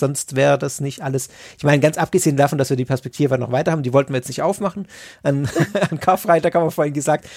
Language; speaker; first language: German; native; German